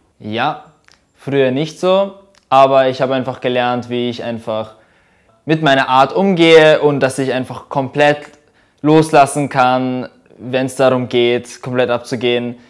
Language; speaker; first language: German; early bilingual, other home language; Russian